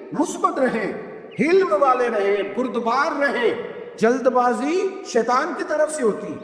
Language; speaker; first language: Urdu; non-native, local second language; Punjabi